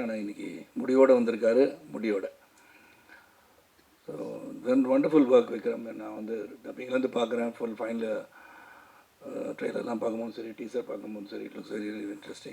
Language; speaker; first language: Tamil; native; Tamil